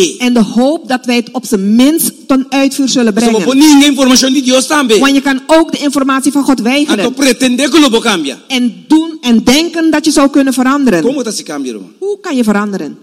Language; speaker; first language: Dutch; non-native, local second language; Papiamento